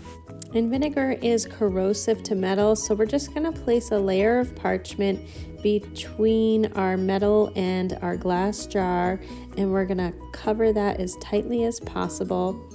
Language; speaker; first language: English; native; English